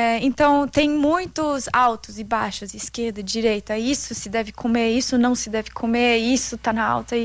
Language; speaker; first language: Portuguese; non-native, fluent; German